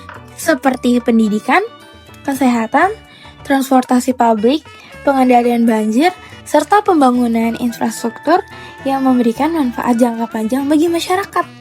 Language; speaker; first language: Indonesian; native; Indonesian